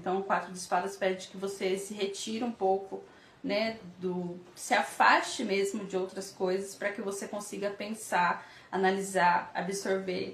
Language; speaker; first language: Portuguese; native; Portuguese